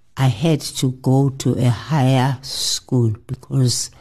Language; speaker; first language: English; non-native, local second language; Xhosa